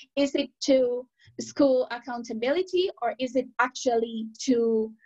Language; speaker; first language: English; non-native, fluent; Spanish